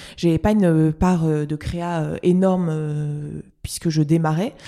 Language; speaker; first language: French; native; French